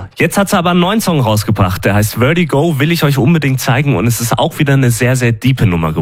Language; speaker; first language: German; native; German